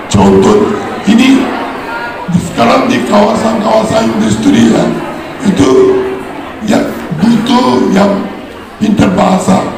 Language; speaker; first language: Indonesian; non-native, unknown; Japanese